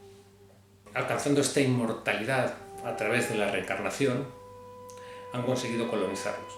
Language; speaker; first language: Spanish; native; Spanish